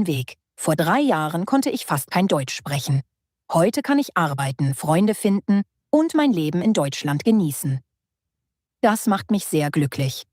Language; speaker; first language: German; non-native, learner; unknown